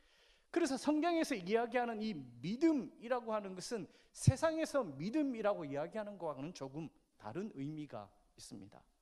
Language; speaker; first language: Korean; native; Korean